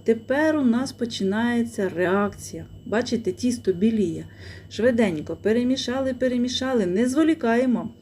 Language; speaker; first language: Ukrainian; native; Ukrainian